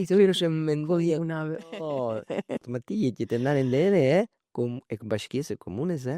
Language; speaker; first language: Albanian; early bilingual, heritage; Albanian